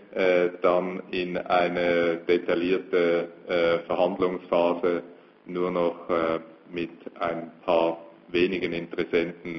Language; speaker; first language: German; native; German